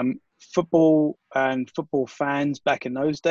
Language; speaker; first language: English; native; English